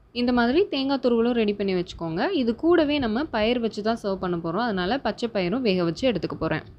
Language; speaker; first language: Tamil; native; Tamil